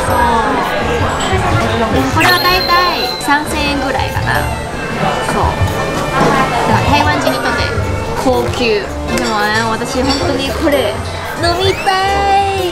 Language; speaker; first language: Japanese; early bilingual, heritage; Chinese